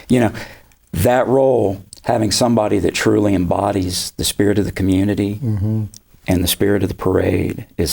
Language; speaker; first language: English; native; English